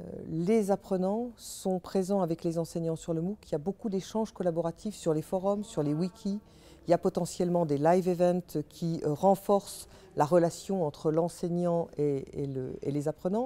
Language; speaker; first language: French; native; French